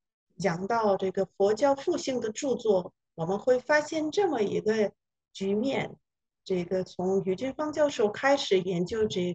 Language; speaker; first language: Chinese; non-native, fluent; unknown